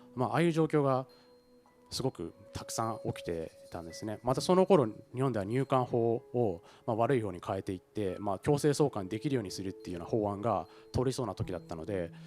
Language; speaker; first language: Japanese; native; Japanese